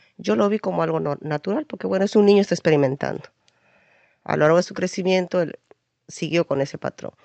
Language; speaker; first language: Spanish; native; Spanish